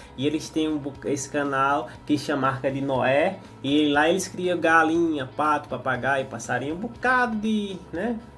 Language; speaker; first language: Portuguese; native; Portuguese